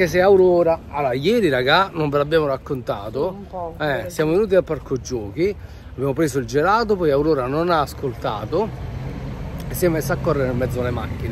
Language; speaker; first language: Italian; native; Italian